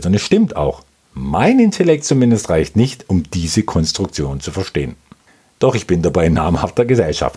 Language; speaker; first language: German; native; German